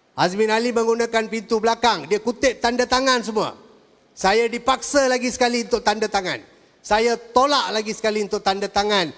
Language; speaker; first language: Malay; non-native, local second language; Tamil